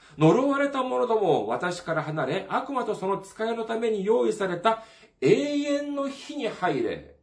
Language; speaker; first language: Japanese; non-native, fluent; Korean